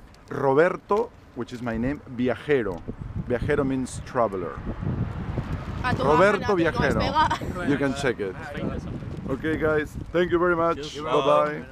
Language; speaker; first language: English; non-native, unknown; Spanish